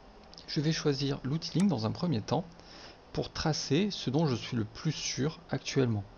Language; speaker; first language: French; native; French